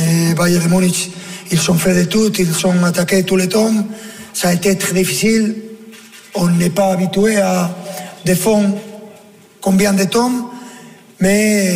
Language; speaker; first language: French; non-native, fluent; Portuguese